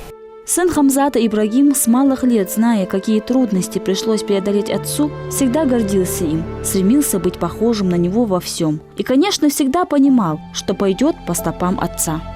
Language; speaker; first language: Russian; native; Russian